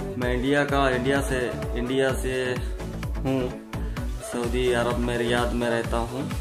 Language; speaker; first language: Urdu; native; Urdu